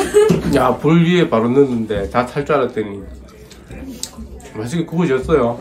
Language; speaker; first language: Korean; native; Korean